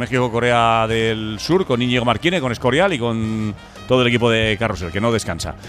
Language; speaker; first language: Spanish; native; Spanish